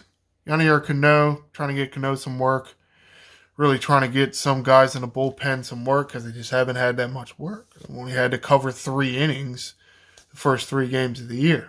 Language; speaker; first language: English; native; English